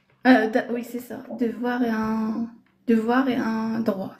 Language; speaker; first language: French; non-native, learner; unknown